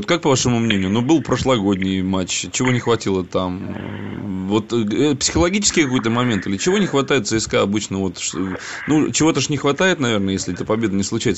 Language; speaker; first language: Russian; native; Russian